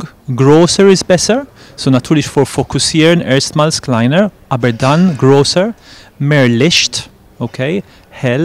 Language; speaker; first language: German; non-native, fluent; English